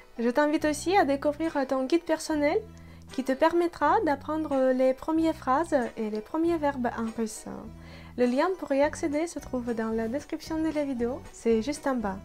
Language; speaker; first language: French; non-native, fluent; Russian